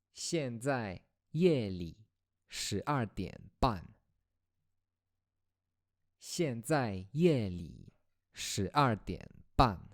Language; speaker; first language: Chinese; non-native, fluent; Polish